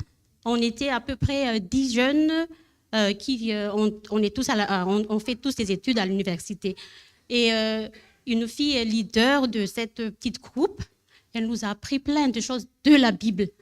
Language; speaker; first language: French; non-native, learner; Malagasy